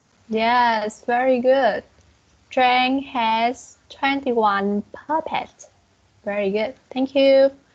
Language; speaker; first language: English; non-native, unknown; Vietnamese